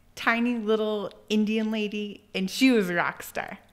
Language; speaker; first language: English; native; English